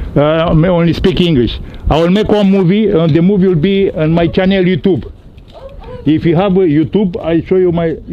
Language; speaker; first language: English; non-native, learner; Romanian